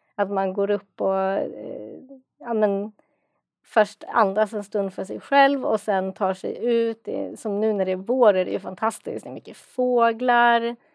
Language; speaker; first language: Swedish; native; Swedish